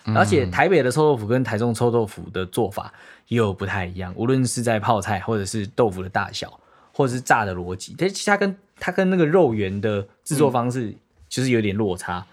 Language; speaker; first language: Chinese; native; Chinese